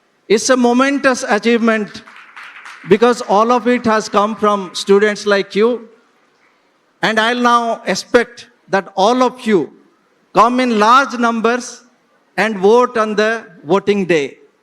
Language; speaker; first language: English; non-native, local second language; Odia